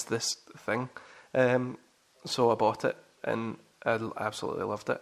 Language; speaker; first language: English; native; English